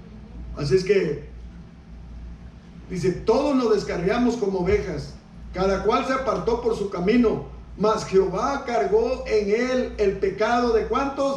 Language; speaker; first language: Spanish; native; Spanish